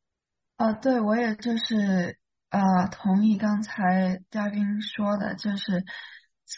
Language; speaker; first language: Chinese; early bilingual, heritage; Chinese